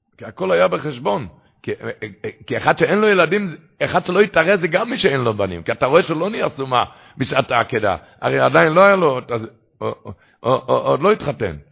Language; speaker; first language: Hebrew; non-native, local second language; Yiddish